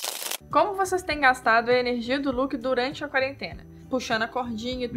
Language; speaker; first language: Portuguese; native; Portuguese